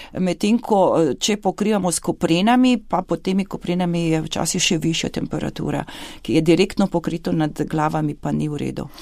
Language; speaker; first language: Slovenian; native; Slovenian